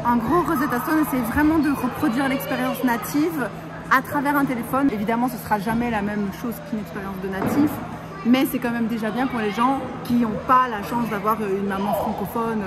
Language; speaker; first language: French; native; French